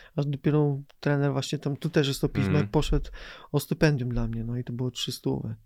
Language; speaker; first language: Polish; native; Polish